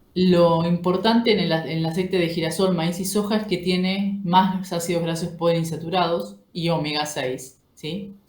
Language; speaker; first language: Spanish; native; Spanish